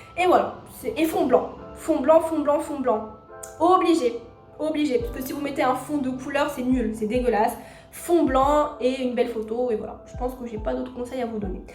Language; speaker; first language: French; non-native, local second language; Arabic